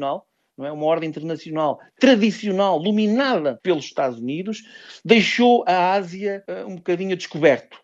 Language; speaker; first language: Portuguese; native; Portuguese